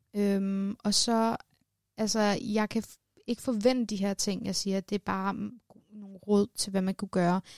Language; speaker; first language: Danish; early bilingual, other home language; Persian